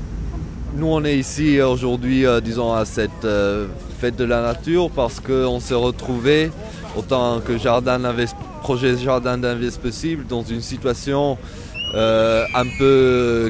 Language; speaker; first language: French; non-native, fluent; Italian